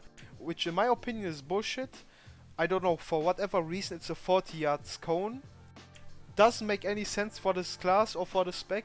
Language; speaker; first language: English; non-native, fluent; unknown